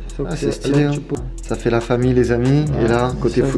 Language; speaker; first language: French; native; French